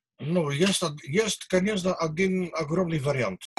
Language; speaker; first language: Russian; non-native, learner; Dutch